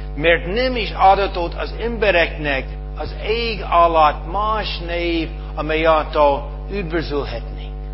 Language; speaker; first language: Hungarian; non-native, fluent; English